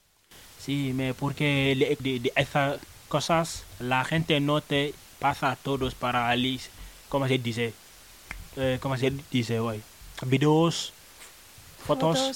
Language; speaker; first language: Spanish; non-native, learner; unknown